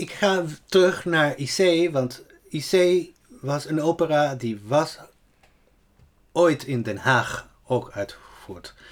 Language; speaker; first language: Dutch; non-native, fluent; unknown